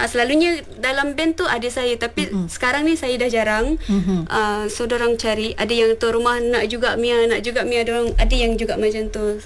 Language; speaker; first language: Malay; non-native, local second language; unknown